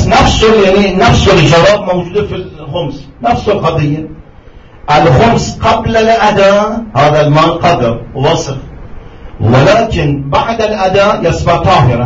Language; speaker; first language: Arabic; non-native, fluent; Persian